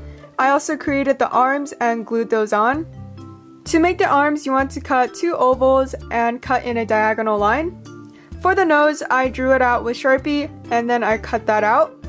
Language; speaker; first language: English; native; English